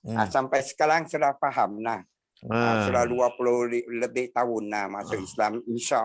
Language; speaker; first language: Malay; non-native, local second language; Chinese